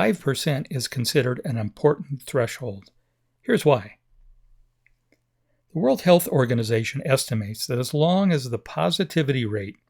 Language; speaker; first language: English; native; English